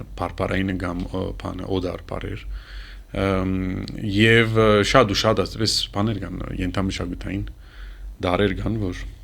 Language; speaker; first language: Armenian; early bilingual, heritage; Armenian